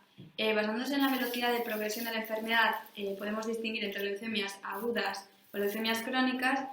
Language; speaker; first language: Spanish; native; Spanish